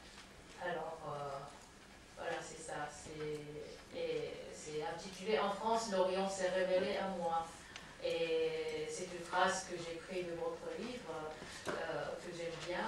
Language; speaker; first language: French; non-native, fluent; Japanese